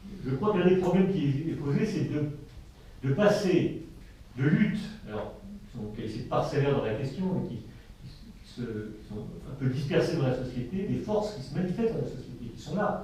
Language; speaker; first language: French; native; French